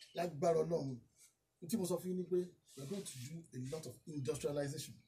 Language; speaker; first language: English; non-native, local second language; Yoruba